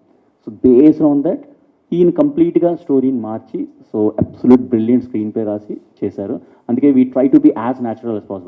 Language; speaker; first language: Telugu; early bilingual, heritage; English